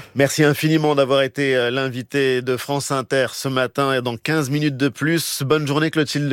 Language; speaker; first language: French; native; French